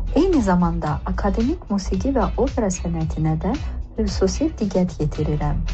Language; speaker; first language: Azerbaijani; early bilingual, heritage; Azerbaijani